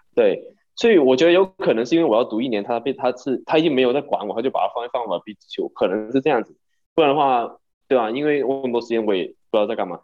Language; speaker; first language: Chinese; non-native, local second language; Cantonese